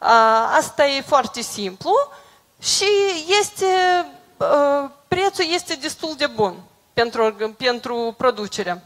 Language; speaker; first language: Romanian; non-native, local second language; Russian